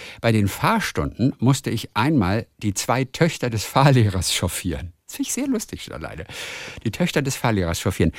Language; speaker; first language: German; native; German